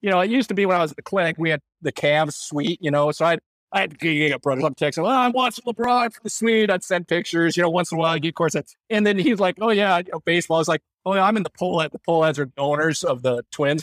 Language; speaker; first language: English; native; English